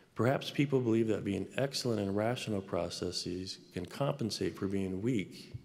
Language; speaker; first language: English; native; English